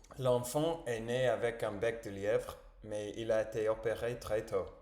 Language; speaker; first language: French; non-native, learner; English